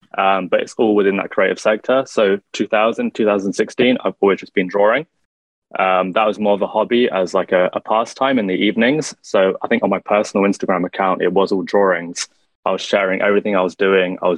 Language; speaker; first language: English; native; English